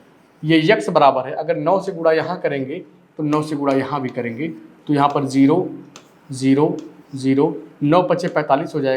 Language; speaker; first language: Hindi; native; Hindi